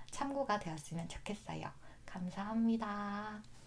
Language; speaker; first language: Korean; native; Korean